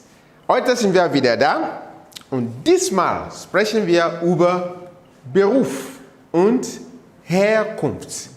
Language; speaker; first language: German; non-native, fluent; English